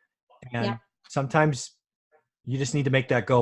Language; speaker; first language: English; native; English